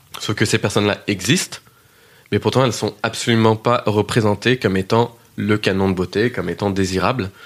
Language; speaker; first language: French; early bilingual, heritage; French